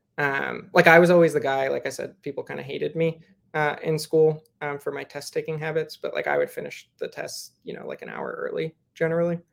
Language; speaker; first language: English; native; English